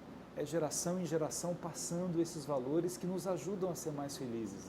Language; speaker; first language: Portuguese; native; Portuguese